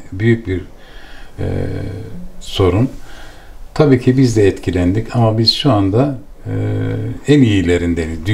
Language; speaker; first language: Turkish; native; Turkish